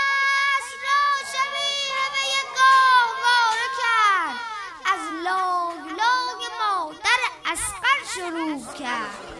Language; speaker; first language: Persian; native; Persian